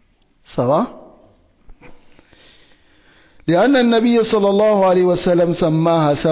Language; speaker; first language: Arabic; non-native, fluent; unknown